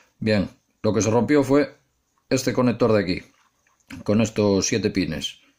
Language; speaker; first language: Spanish; native; Spanish